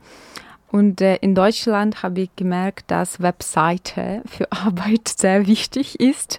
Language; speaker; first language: German; non-native, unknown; Ukrainian